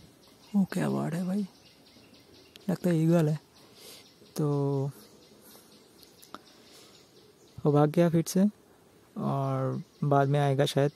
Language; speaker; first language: Hindi; non-native, local second language; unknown